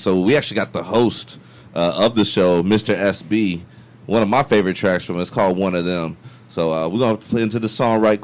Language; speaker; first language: English; native; English